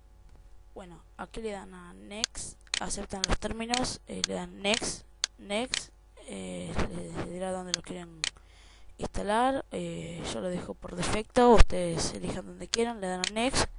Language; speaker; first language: Spanish; native; Spanish